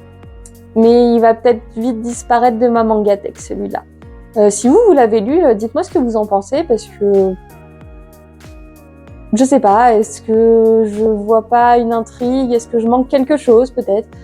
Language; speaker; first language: French; native; French